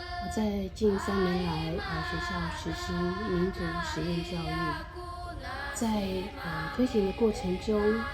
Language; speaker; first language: Chinese; native; Chinese